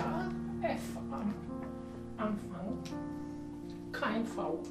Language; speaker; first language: German; non-native, fluent; Czech